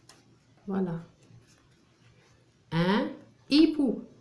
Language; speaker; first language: French; non-native, local second language; Arabic